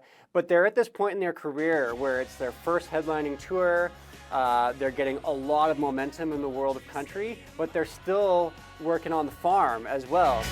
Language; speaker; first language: English; native; English